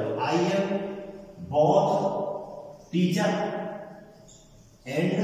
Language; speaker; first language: Hindi; native; Hindi